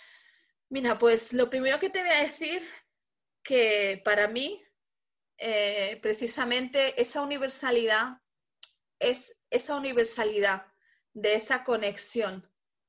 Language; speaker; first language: Spanish; native; Spanish